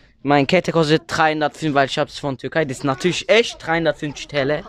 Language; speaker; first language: German; early bilingual, other home language; Turkish